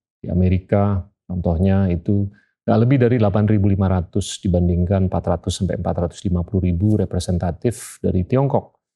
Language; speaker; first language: Indonesian; native; Indonesian